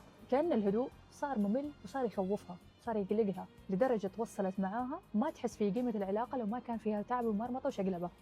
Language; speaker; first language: Arabic; native; Arabic